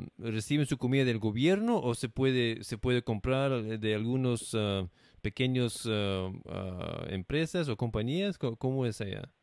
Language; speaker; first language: Spanish; non-native, fluent; English